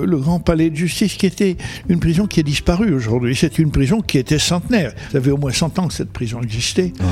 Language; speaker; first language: French; non-native, local second language; Arabic